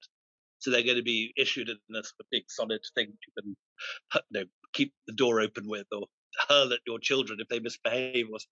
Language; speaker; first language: English; native; English